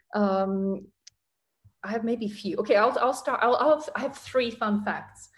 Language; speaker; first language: English; non-native, fluent; Czech